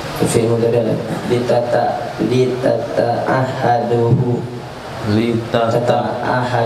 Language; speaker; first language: Arabic; non-native, learner; Indonesian